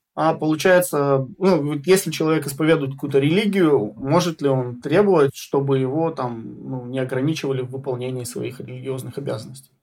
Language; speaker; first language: Russian; native; Russian